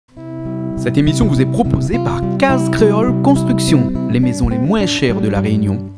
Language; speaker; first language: French; native; French